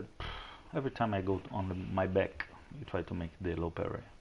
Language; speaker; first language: English; non-native, learner; Italian